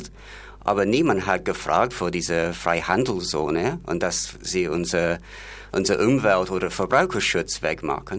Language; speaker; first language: German; non-native, fluent; English